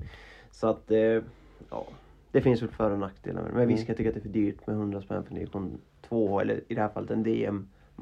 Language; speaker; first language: Swedish; native; Swedish